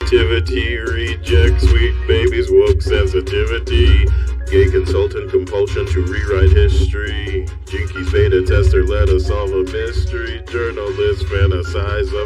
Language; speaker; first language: English; native; English